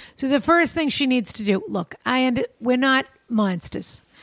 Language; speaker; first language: English; native; English